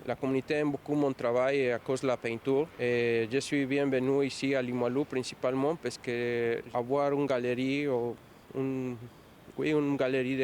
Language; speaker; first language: French; non-native, fluent; Spanish